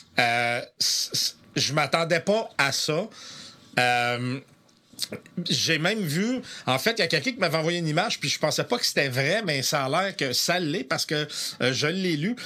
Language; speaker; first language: French; native; French